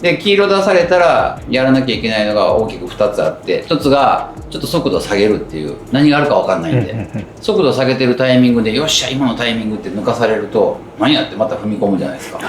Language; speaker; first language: Japanese; native; Japanese